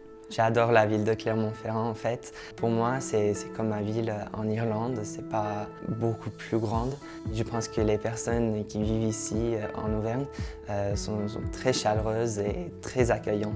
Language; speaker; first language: French; non-native, fluent; English